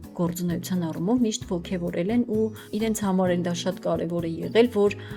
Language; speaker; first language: Armenian; non-native, local second language; Kurdish